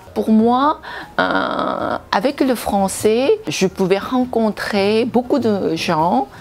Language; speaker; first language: French; non-native, fluent; Korean